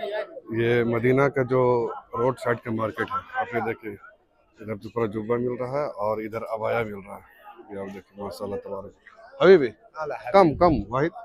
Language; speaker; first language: Hindi; native; Hindi